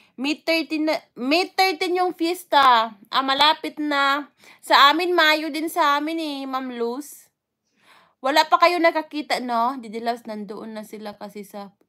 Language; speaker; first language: Filipino; non-native, local second language; Waray